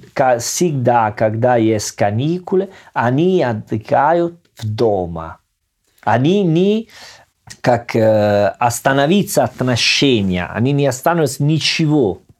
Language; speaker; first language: Russian; non-native, learner; Italian